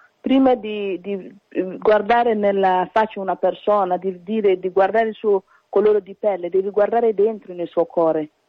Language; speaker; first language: Italian; early bilingual, other home language; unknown